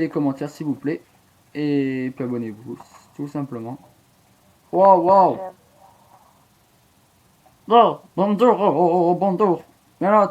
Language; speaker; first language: French; native; French